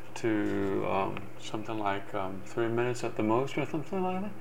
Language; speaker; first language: English; non-native, fluent; Japanese